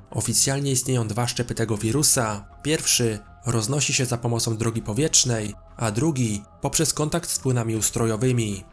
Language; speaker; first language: Polish; native; Polish